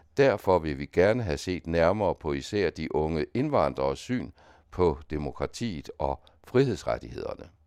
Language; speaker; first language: Danish; native; Danish